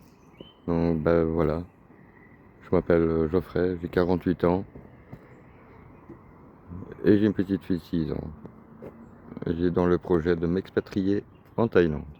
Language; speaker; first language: French; native; French